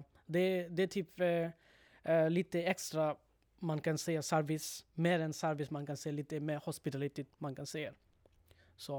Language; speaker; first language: Swedish; non-native, learner; Bangla